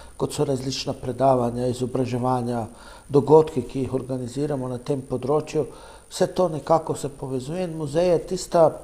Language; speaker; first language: Slovenian; non-native, local second language; Romany